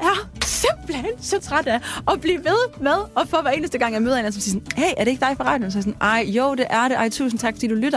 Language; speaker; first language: Danish; native; Danish